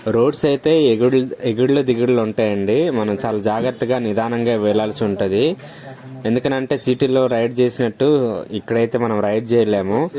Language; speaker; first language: Telugu; non-native, local second language; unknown